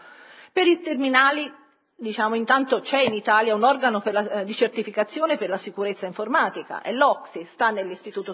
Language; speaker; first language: Italian; native; Italian